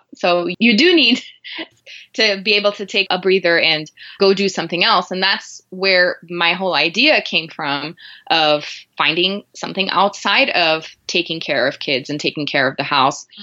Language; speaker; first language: English; non-native, fluent; Portuguese